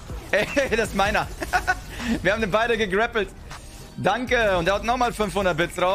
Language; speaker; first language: German; native; German